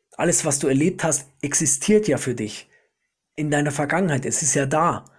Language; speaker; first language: German; native; German